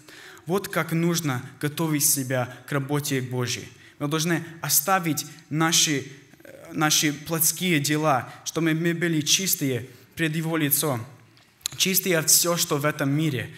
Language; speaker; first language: Russian; early bilingual, heritage; Russian